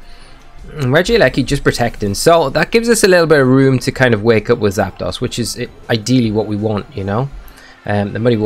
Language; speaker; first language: English; native; English